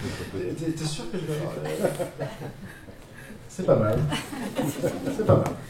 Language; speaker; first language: French; native; French